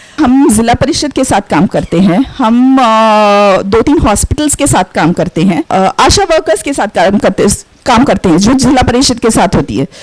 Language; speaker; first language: Hindi; non-native, local second language; Marathi